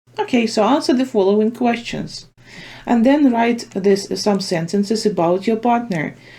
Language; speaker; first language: English; non-native, fluent; Ukrainian